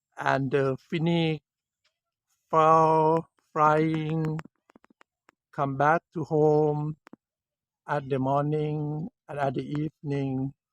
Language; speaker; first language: English; non-native, learner; Thai